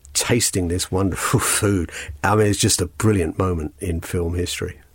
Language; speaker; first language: English; native; English